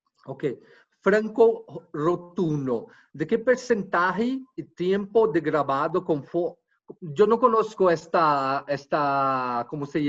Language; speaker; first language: Spanish; non-native, learner; Portuguese